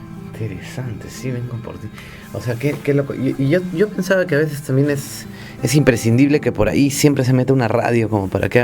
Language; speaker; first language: Spanish; native; Spanish